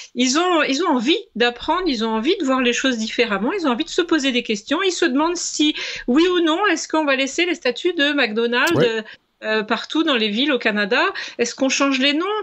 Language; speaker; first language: French; native; French